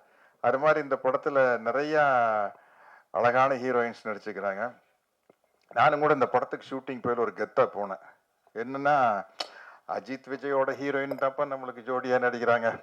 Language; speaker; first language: Tamil; native; Tamil